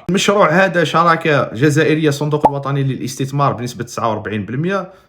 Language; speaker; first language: Arabic; native; Arabic